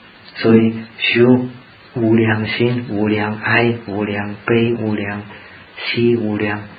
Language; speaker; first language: Chinese; non-native, fluent; Czech